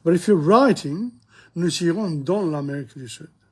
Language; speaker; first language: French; non-native, fluent; English